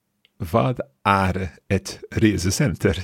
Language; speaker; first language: Swedish; non-native, learner; English